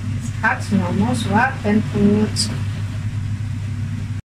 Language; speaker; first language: German; non-native, learner; Indonesian